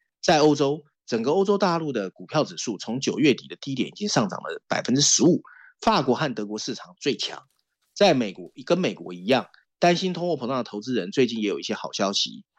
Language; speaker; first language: Chinese; native; Chinese